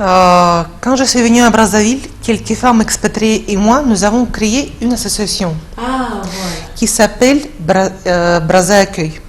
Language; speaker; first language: French; non-native, fluent; Russian